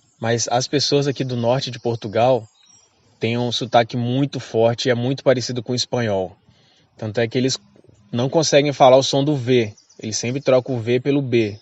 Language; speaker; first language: Portuguese; native; Portuguese